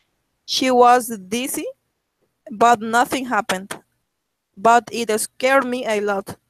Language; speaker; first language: English; non-native, learner; Spanish